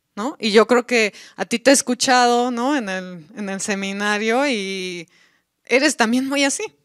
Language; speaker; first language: Spanish; native; Spanish